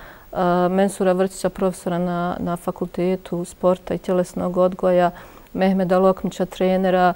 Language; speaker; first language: Croatian; native; Croatian